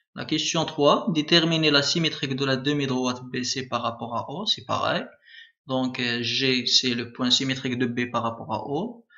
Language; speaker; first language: French; non-native, local second language; Arabic